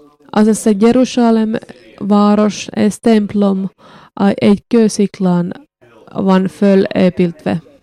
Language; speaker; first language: Hungarian; non-native, learner; Finnish